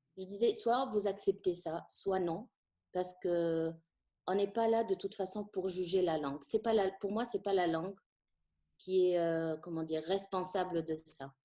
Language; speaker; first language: French; non-native, local second language; Arabic